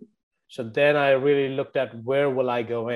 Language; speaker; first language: English; non-native, local second language; Hindi